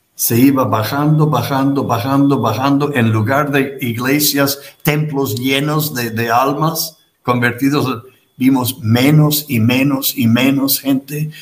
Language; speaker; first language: Spanish; non-native, fluent; English